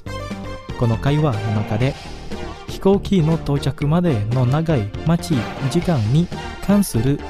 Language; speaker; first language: Japanese; non-native, fluent; Indonesian